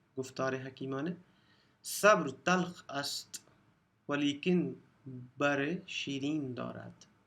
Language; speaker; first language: Persian; non-native, fluent; Urdu